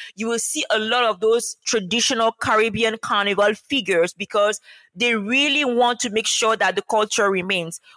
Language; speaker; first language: English; non-native, local second language; French